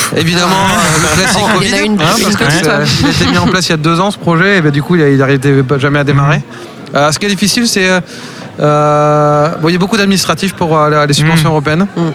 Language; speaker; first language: French; native; French